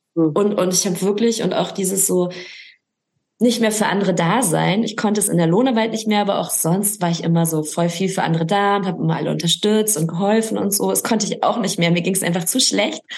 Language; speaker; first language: German; native; German